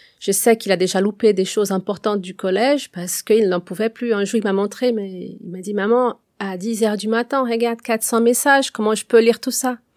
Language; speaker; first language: French; non-native, fluent; Portuguese